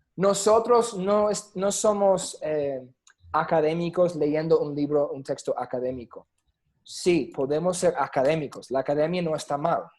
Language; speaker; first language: Spanish; non-native, fluent; English